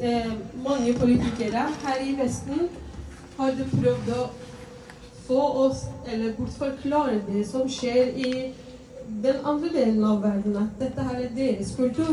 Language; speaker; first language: Swedish; non-native, fluent; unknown